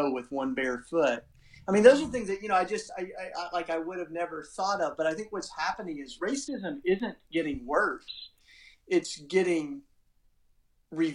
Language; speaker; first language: English; native; English